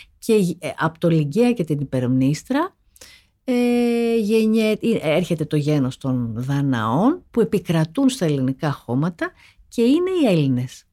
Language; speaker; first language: Greek; native; Greek